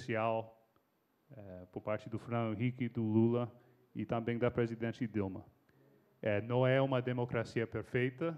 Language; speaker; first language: Portuguese; non-native, fluent; English